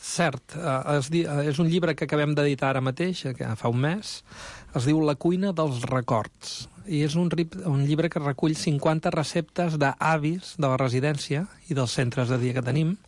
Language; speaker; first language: Catalan; native; Catalan